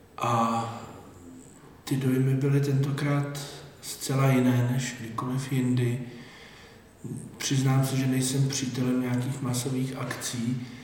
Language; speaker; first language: Czech; native; Czech